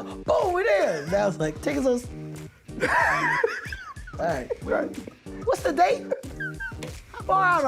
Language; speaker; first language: English; native; English